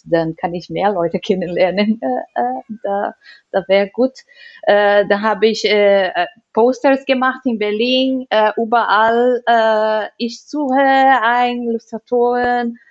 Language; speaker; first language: German; non-native, learner; Portuguese